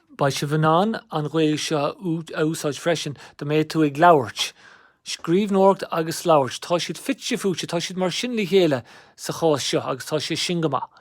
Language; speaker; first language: Irish; native; Irish